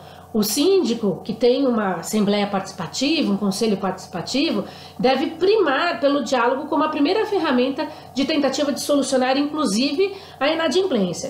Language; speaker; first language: Portuguese; native; Portuguese